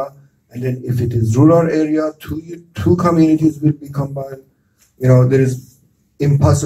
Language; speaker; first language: English; non-native, fluent; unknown